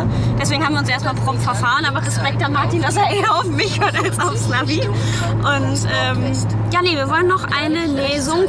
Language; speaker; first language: German; native; German